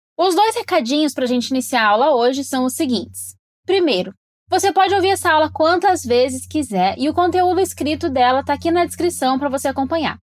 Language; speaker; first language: Portuguese; native; Portuguese